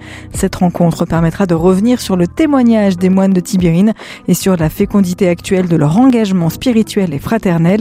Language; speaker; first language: French; native; French